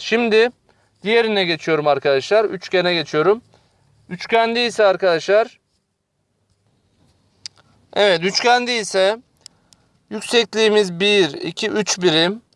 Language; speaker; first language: Turkish; native; Turkish